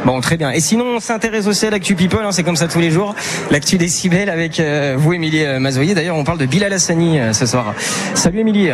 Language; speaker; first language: French; native; French